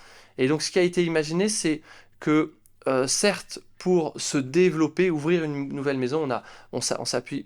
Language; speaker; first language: French; native; French